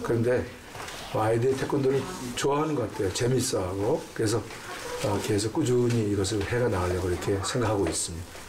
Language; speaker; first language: Korean; native; Korean